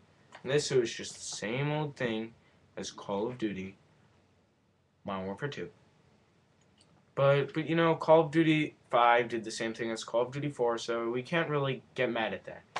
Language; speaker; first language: English; native; English